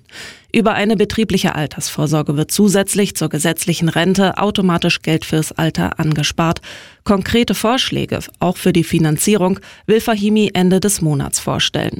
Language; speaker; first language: German; native; German